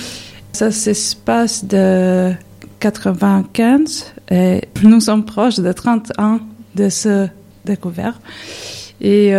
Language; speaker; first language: French; non-native, learner; Serbian